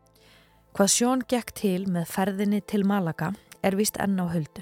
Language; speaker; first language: Icelandic; native; Icelandic